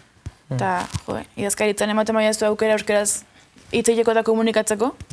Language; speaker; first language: Basque; native; Basque